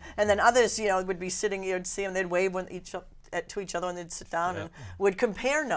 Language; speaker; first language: English; native; English